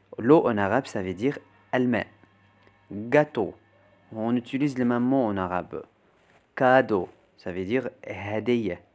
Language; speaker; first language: French; non-native, fluent; Arabic